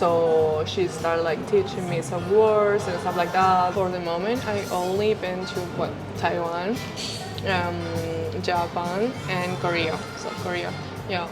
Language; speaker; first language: English; non-native, fluent; Spanish